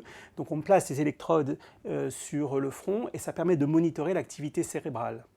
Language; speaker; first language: French; native; French